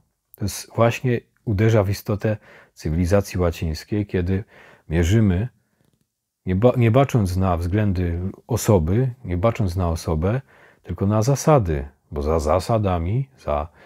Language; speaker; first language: Polish; native; Polish